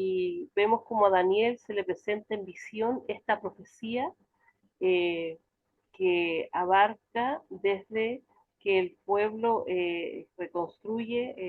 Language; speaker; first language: Spanish; native; Spanish